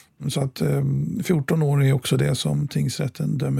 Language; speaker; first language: Swedish; native; Swedish